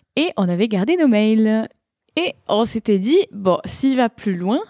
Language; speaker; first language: French; native; French